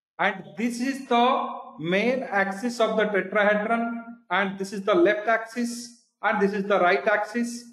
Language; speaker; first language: English; non-native, local second language; Odia